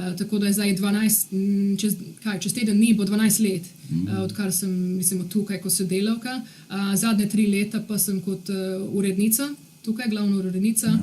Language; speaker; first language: Slovenian; early bilingual, heritage; Slovenian